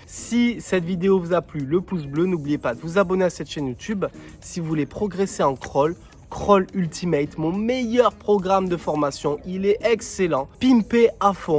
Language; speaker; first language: French; native; French